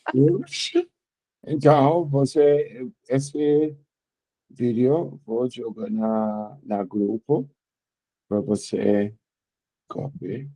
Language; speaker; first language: Portuguese; non-native, learner; English